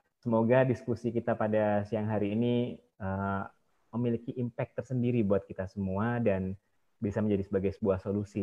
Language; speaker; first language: Indonesian; native; Indonesian